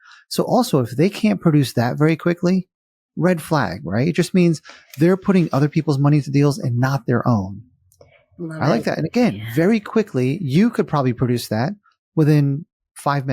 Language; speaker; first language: English; native; English